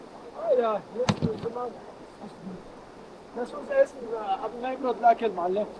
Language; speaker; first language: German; non-native, learner; Arabic